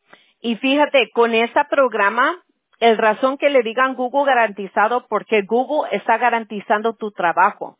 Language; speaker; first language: Spanish; early bilingual, heritage; Spanish